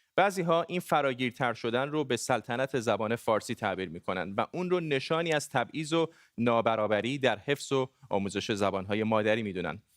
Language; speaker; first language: Persian; non-native, local second language; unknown